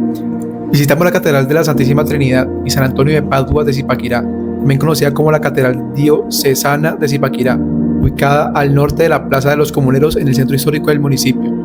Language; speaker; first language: Spanish; native; Spanish